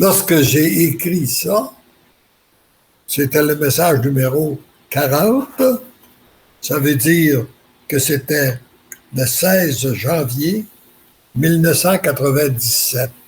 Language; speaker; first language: French; native; French